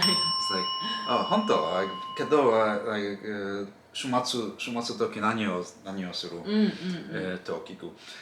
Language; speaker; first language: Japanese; non-native, learner; Polish